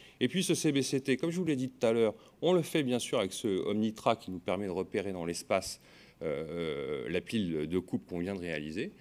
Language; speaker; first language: French; native; French